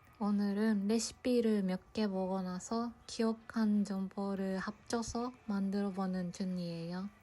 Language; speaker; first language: Korean; non-native, fluent; Japanese